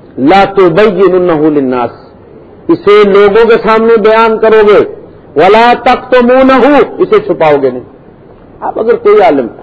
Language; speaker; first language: Urdu; native; Urdu